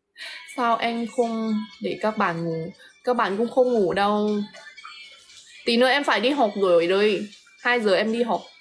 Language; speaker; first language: Vietnamese; non-native, fluent; Lao